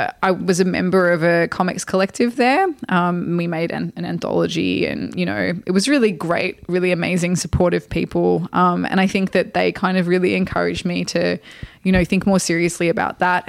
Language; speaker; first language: English; native; English